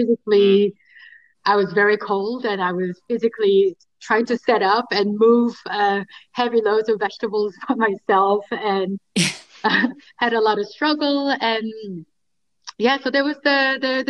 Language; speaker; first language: English; non-native, fluent; Korean